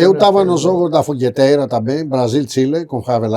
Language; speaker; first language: Portuguese; non-native, fluent; Greek